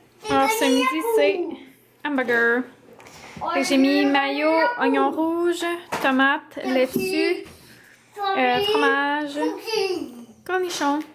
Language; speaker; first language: French; native; French